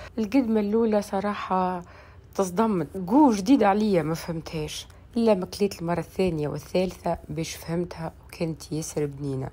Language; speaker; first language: Arabic; native; Arabic